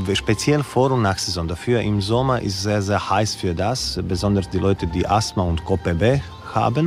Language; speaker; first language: German; non-native, learner; Croatian